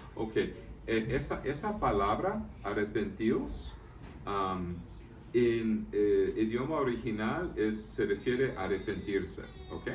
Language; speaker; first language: Spanish; early bilingual, heritage; Spanish